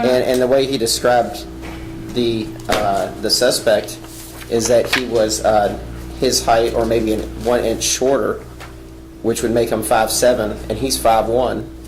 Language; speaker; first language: English; native; English